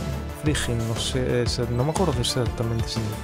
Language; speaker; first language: Spanish; native; Spanish